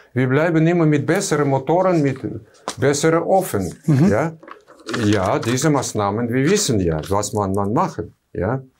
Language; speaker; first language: German; non-native, fluent; Russian